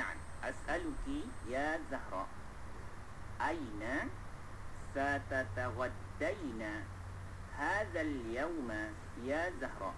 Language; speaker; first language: Arabic; non-native, fluent; Malay